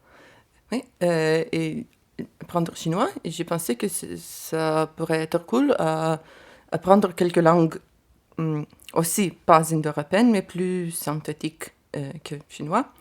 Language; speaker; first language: French; non-native, learner; Lithuanian